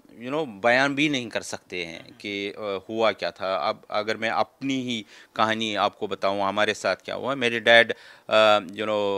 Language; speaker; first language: Hindi; non-native, local second language; Kashmiri